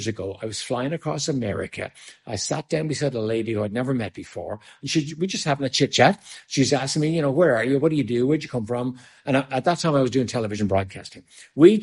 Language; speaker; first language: English; native; English